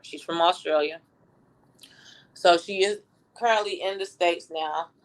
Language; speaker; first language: English; native; English